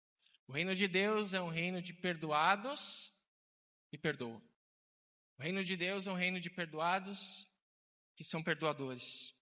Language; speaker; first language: Portuguese; native; Portuguese